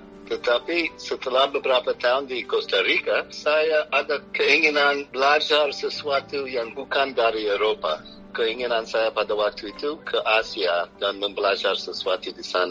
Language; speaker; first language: Indonesian; non-native, fluent; English